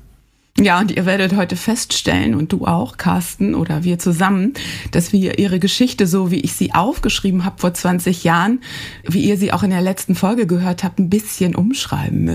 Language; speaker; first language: German; native; German